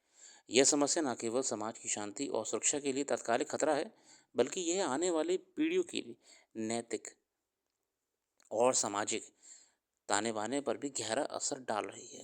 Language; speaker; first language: Hindi; native; Hindi